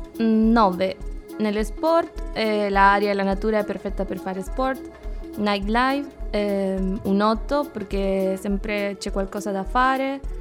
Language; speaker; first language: Italian; non-native, learner; Spanish